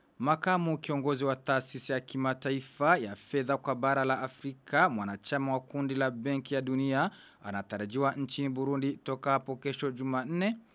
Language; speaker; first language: Swahili; non-native, local second language; Rundi